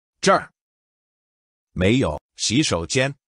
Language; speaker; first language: Chinese; non-native, learner; English